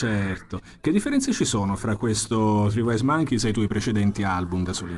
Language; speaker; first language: Italian; native; Italian